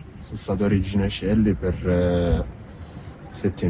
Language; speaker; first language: Italian; non-native, learner; Arabic